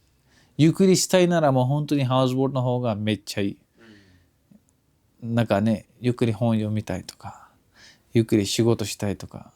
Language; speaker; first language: Japanese; non-native, fluent; Kashmiri